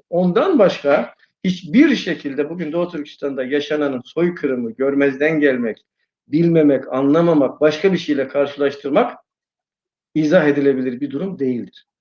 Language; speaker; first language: Turkish; non-native, fluent; Uyghur